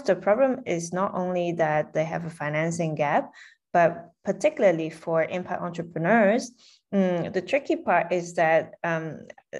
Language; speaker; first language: English; non-native, local second language; Cantonese